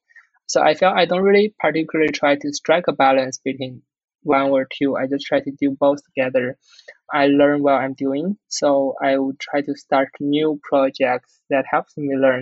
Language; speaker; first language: English; non-native, fluent; Chinese